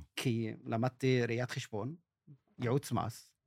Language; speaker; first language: Hebrew; non-native, local second language; Arabic